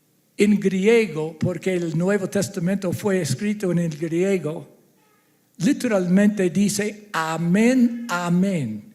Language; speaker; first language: Spanish; non-native, fluent; English